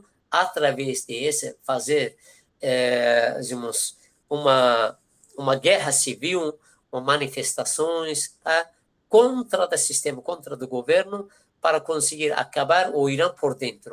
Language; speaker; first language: Portuguese; non-native, fluent; Persian